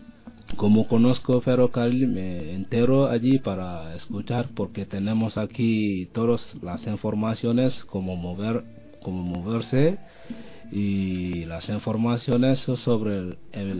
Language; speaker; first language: Spanish; non-native, learner; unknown